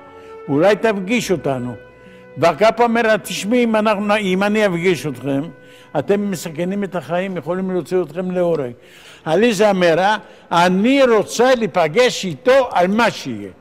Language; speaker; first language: Hebrew; non-native, fluent; Ladino